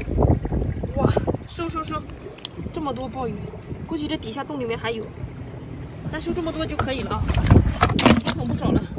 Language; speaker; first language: Chinese; native; Chinese